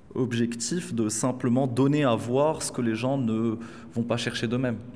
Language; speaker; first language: French; non-native, local second language; Arabic